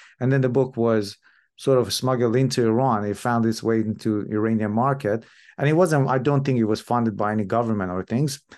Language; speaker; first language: English; non-native, fluent; Persian